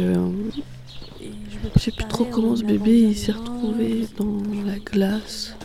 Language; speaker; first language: French; native; French